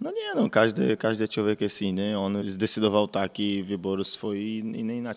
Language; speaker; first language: Polish; non-native, learner; Portuguese